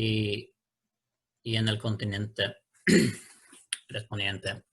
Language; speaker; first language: Spanish; non-native, learner; Swedish